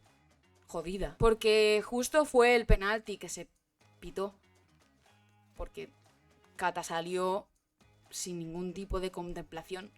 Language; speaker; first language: Spanish; native; Spanish